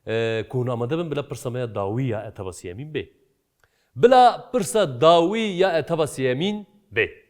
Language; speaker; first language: Kurdish; native; Kurdish